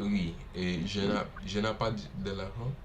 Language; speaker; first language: French; non-native, learner; Portuguese